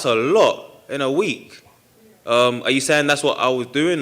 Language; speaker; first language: English; native; English